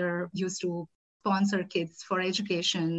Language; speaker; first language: English; non-native, local second language; Marathi